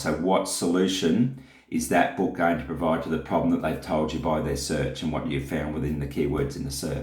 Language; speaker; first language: English; native; English